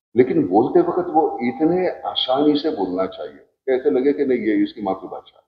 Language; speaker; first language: Hindi; non-native, local second language; Marathi